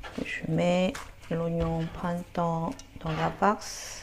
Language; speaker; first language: French; non-native, fluent; Korean